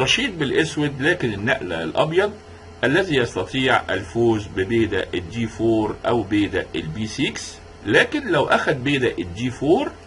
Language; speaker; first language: Arabic; native; Arabic